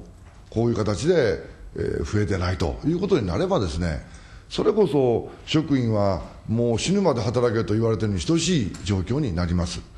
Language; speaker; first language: Japanese; native; Japanese